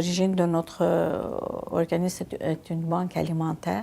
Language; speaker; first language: French; non-native, local second language; Arabic